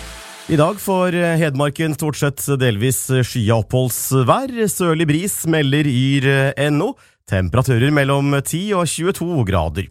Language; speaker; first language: Norwegian; native; Norwegian